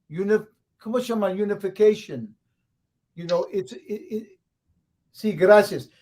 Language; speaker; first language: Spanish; non-native, learner; English